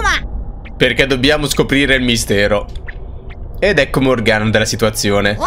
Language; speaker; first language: Italian; native; Italian